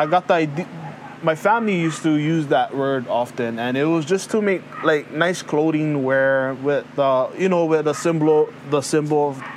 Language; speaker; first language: English; early bilingual, other home language; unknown